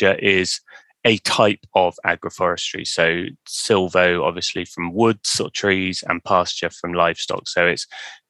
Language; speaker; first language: English; native; English